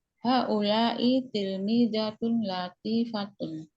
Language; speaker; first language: Arabic; non-native, learner; Indonesian